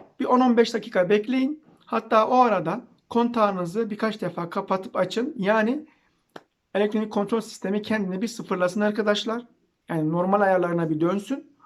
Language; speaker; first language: Turkish; native; Turkish